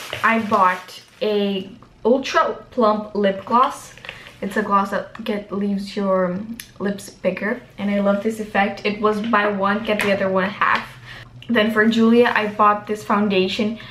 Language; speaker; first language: English; non-native, fluent; Portuguese